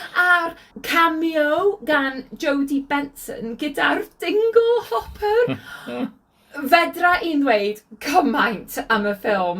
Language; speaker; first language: Welsh; non-native, learner; English